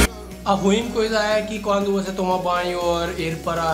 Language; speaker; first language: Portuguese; non-native, learner; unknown